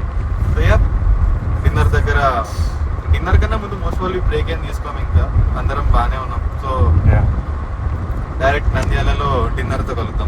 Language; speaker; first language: Telugu; native; Telugu